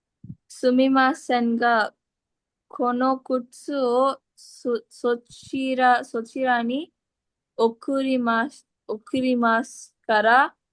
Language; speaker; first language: Japanese; non-native, learner; Tamil